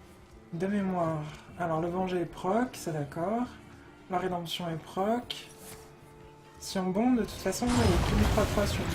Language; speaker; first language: French; native; French